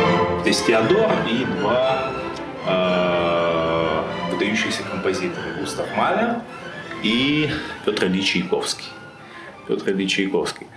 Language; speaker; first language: Russian; native; Russian